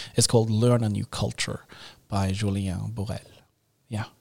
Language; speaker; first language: English; non-native, fluent; Norwegian